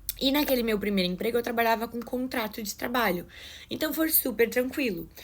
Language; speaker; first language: Portuguese; native; Portuguese